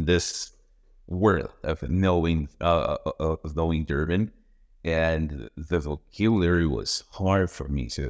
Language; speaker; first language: English; non-native, fluent; Spanish